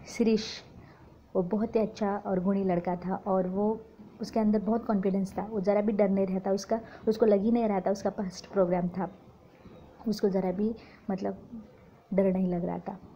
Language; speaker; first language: Hindi; non-native, local second language; Marathi